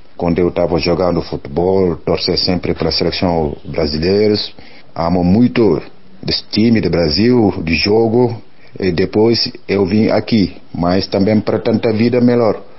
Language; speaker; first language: Portuguese; non-native, learner; Wolof